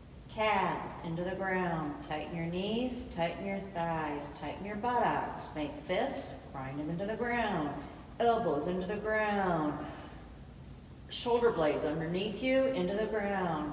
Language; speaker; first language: English; native; English